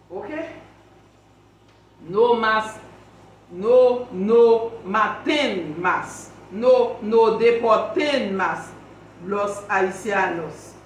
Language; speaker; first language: Spanish; non-native, learner; Haitian Creole